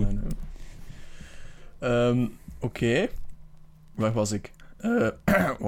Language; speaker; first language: Dutch; native; Dutch